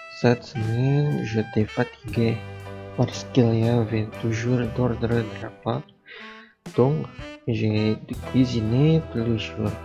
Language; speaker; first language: French; non-native, learner; Indonesian